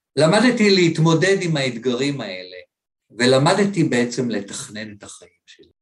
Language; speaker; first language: Hebrew; native; Hebrew